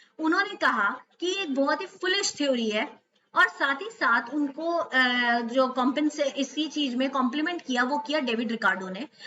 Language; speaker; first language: Hindi; native; Hindi